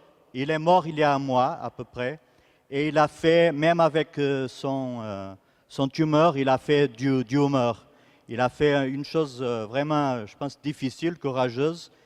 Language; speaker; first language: French; non-native, fluent; Portuguese